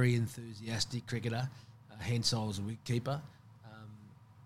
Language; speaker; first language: English; native; English